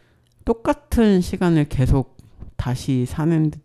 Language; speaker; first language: Korean; native; Korean